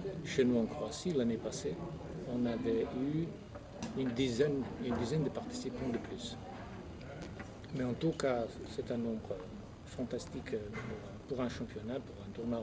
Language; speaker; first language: French; non-native, fluent; Croatian